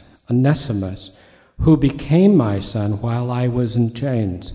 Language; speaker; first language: English; native; English